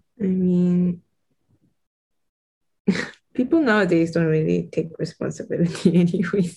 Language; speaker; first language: English; native; English